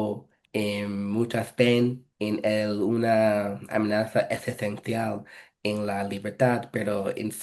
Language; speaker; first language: Spanish; non-native, fluent; English